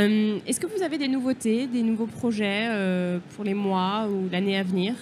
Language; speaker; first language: French; native; French